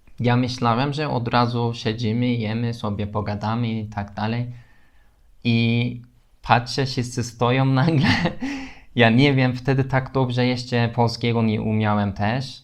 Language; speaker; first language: Polish; non-native, learner; Turkish